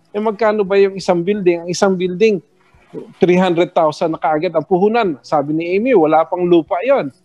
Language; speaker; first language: Filipino; native; Filipino